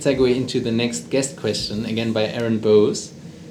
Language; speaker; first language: English; non-native, fluent; German